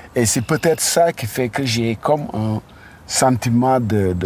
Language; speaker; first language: French; non-native, local second language; Wolof